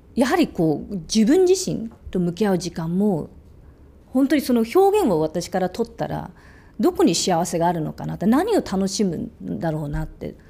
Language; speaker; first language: Japanese; early bilingual, other home language; English